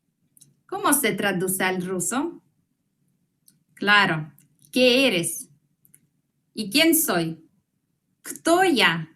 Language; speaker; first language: Spanish; non-native, fluent; Russian